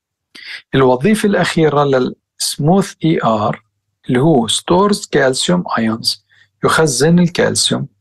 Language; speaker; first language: Arabic; native; Arabic